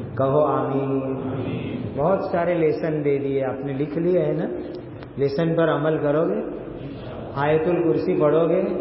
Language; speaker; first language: Urdu; non-native, local second language; Gujarati